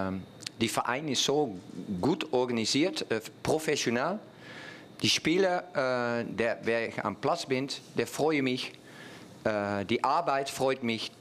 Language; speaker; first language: German; non-native, fluent; Dutch